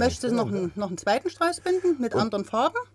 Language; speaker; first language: German; native; German